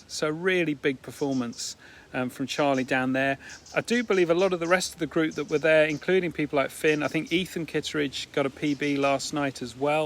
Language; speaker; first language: English; native; English